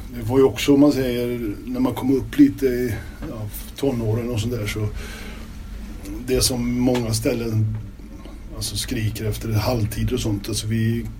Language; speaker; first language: Swedish; native; Swedish